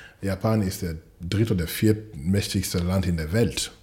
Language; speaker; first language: German; non-native, fluent; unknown